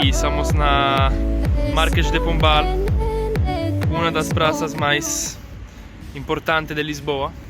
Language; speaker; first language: Portuguese; non-native, learner; Italian